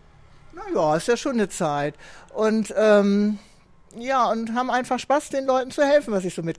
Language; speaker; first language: German; native; German